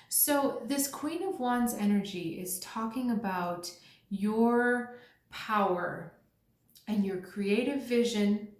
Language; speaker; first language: English; native; English